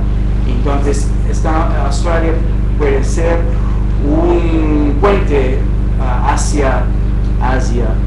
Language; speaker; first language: Spanish; non-native, fluent; English